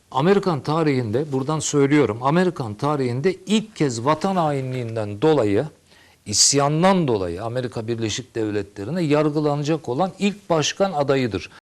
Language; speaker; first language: Turkish; native; Turkish